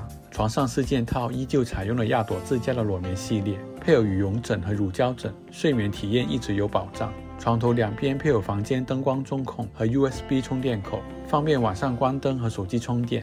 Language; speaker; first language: Chinese; native; Chinese